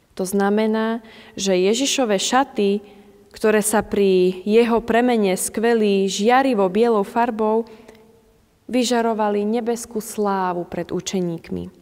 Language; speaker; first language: Slovak; native; Slovak